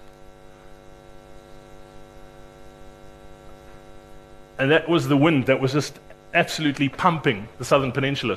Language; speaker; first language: English; native; English